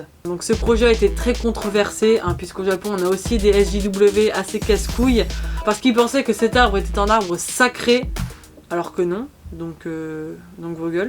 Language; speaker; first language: French; native; French